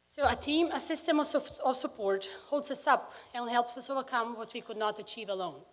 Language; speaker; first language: English; early bilingual, other home language; Bosnian